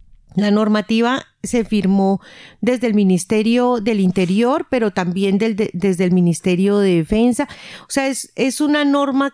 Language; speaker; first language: Spanish; native; Spanish